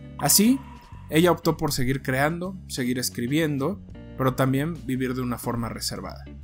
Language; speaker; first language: Spanish; native; Spanish